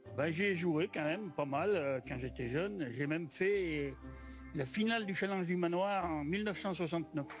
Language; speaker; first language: French; native; French